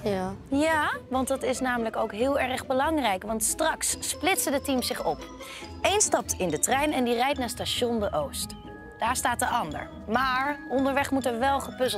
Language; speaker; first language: Dutch; native; Dutch